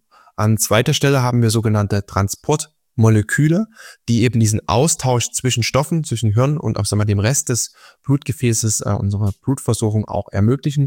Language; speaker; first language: German; native; German